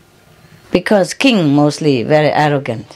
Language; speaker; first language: English; non-native, fluent; Vietnamese